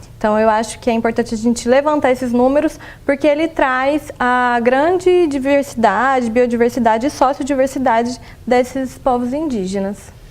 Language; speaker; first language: Portuguese; native; Portuguese